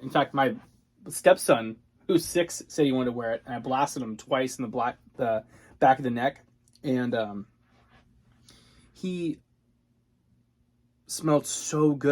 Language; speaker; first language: English; native; English